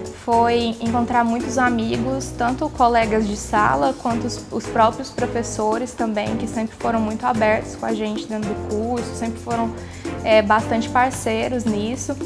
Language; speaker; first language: Portuguese; native; Portuguese